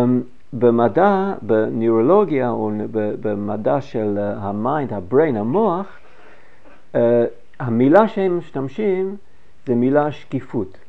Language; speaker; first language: Hebrew; non-native, fluent; English